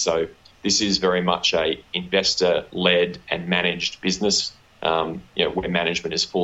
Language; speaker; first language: English; native; English